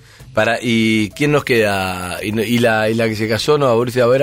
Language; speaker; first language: Spanish; native; Spanish